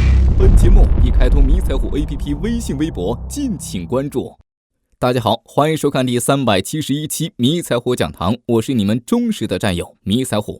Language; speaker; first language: Chinese; native; Chinese